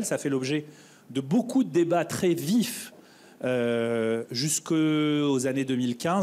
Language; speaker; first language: French; native; French